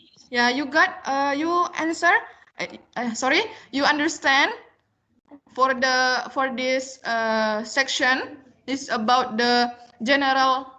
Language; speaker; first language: English; non-native, learner; Indonesian